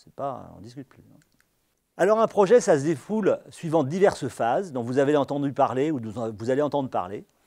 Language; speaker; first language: French; native; French